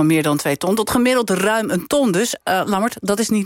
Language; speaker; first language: Dutch; native; Dutch